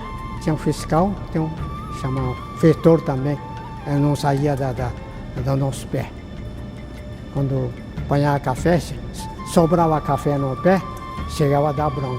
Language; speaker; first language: Portuguese; early bilingual, other home language; Japanese